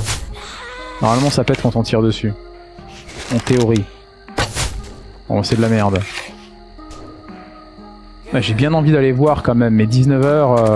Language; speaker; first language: French; native; French